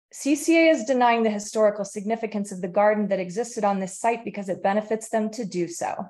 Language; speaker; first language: English; native; English